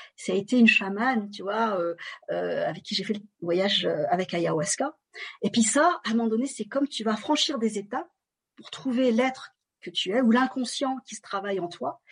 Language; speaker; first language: French; native; French